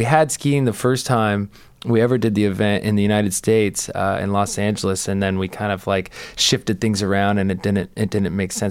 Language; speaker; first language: English; native; English